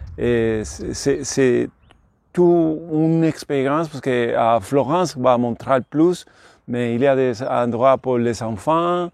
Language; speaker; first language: French; non-native, learner; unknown